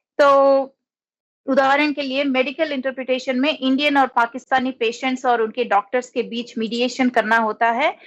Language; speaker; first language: Hindi; non-native, local second language; Telugu